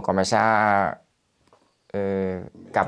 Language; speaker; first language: Portuguese; non-native, learner; Vietnamese